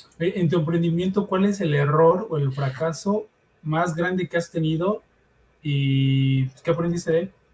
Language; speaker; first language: Spanish; native; Spanish